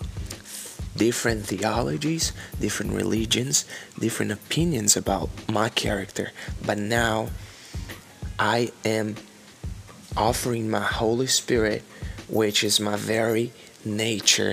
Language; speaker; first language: English; non-native, fluent; Portuguese